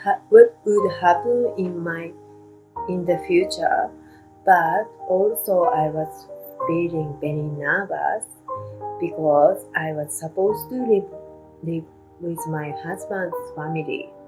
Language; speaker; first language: English; non-native, learner; Japanese